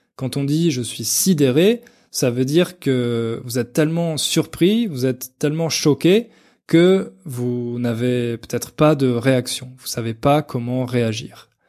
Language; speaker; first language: French; native; French